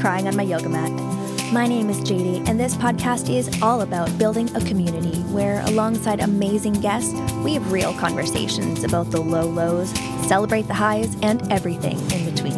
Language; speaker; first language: English; native; English